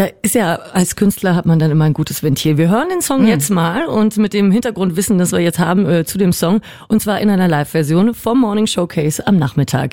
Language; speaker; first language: German; native; German